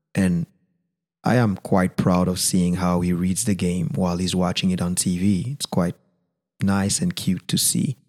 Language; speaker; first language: English; non-native, fluent; Haitian Creole